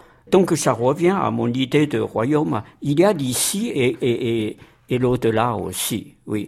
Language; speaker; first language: French; non-native, fluent; Chinese